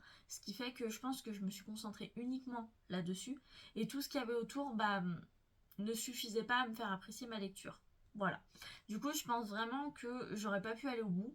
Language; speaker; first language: French; native; French